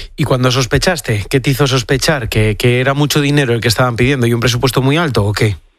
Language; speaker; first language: Spanish; native; Spanish